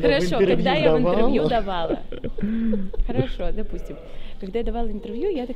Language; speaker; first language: Russian; native; Russian